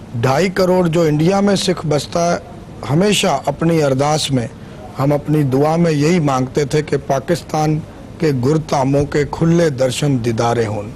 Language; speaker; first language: Urdu; non-native, local second language; Punjabi